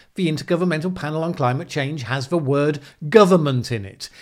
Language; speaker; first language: English; native; English